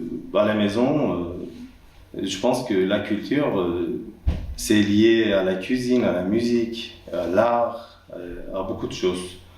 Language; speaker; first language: French; non-native, fluent; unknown